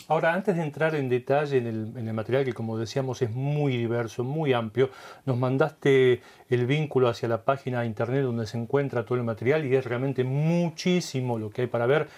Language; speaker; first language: Spanish; native; Spanish